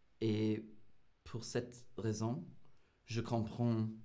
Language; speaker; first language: French; non-native, learner; English